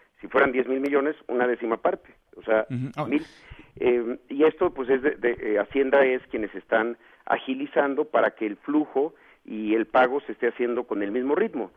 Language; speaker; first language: Spanish; native; Spanish